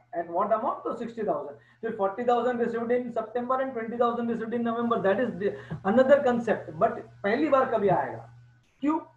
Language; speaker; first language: Hindi; non-native, local second language; Gujarati